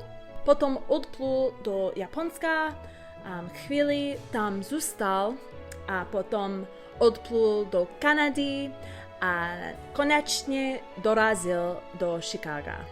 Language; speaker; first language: Czech; non-native, learner; English